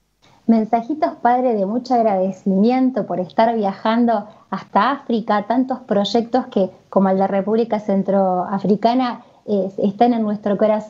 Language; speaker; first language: Spanish; native; Spanish